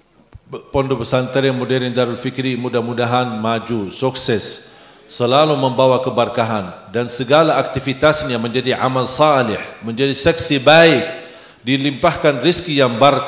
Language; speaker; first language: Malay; non-native, fluent; Arabic